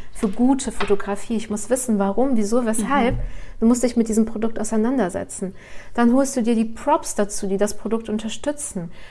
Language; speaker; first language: German; early bilingual, other home language; Russian